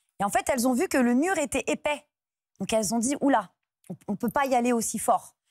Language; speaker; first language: French; native; French